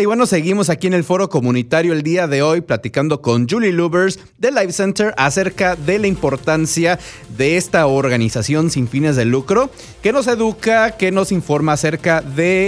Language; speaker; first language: Spanish; native; Spanish